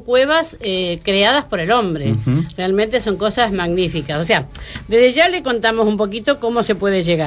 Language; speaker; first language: Spanish; native; Spanish